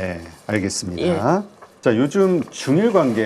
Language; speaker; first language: Korean; native; Korean